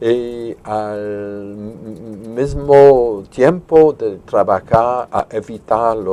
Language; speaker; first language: Spanish; non-native, fluent; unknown